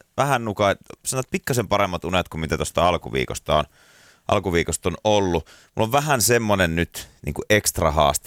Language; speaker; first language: Finnish; native; Finnish